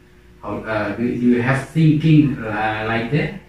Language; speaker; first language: English; non-native, learner; Indonesian